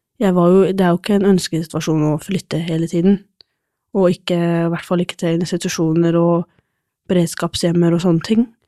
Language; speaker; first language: Norwegian; non-native, fluent; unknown